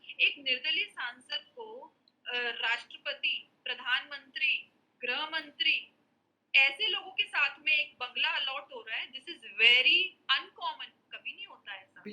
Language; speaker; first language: Hindi; native; Hindi